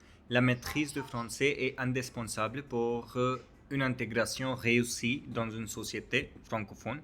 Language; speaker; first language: French; non-native, learner; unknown